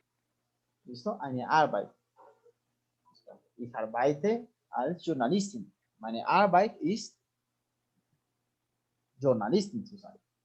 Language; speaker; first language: German; non-native, fluent; Spanish